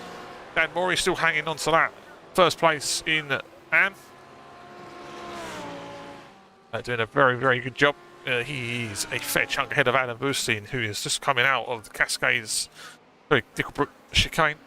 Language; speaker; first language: English; native; English